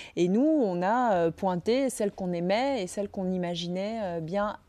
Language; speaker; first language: French; native; French